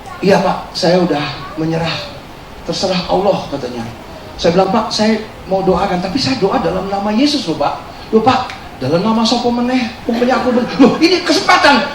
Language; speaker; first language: Indonesian; early bilingual, heritage; Indonesian